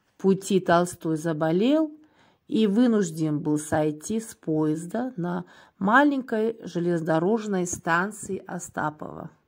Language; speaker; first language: Russian; non-native, local second language; Kyrgyz